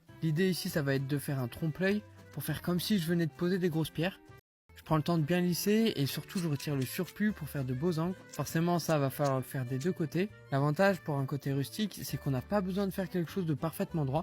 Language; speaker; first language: French; native; French